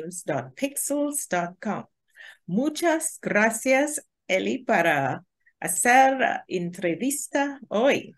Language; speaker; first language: Spanish; non-native, learner; English